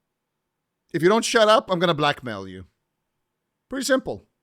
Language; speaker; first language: English; native; English